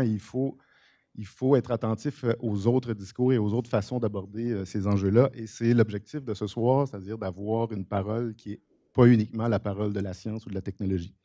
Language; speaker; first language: French; native; French